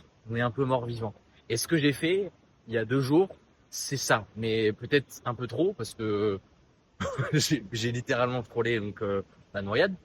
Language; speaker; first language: French; native; French